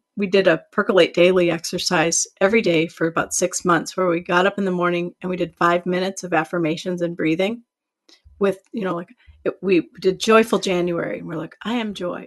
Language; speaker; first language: English; native; English